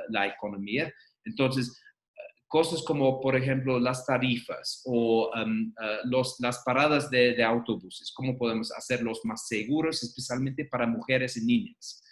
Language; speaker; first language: Spanish; non-native, fluent; English